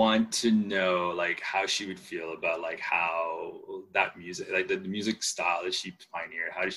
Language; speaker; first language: English; non-native, fluent; Spanish